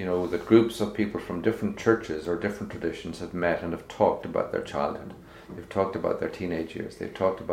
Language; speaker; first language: English; native; English